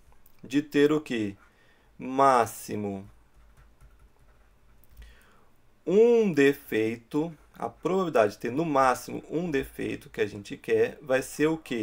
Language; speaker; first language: Portuguese; native; Portuguese